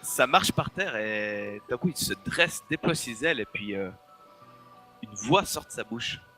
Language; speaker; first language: French; native; French